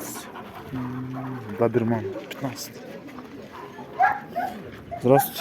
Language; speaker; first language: Russian; non-native, local second language; Kyrgyz